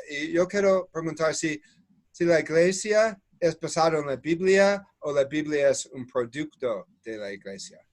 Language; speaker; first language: Spanish; non-native, fluent; English